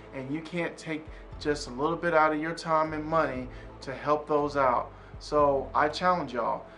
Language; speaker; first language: English; native; English